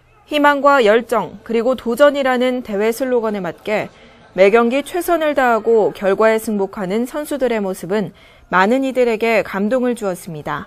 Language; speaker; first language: Korean; native; Korean